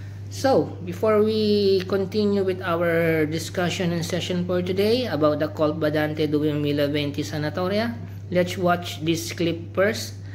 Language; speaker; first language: English; non-native, local second language; Filipino